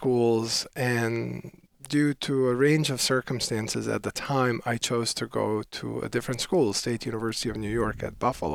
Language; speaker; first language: English; non-native, fluent; Bosnian